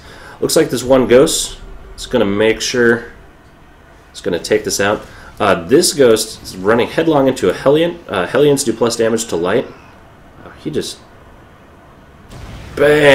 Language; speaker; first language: English; native; English